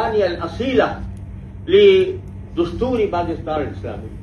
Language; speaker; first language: Arabic; non-native, fluent; Urdu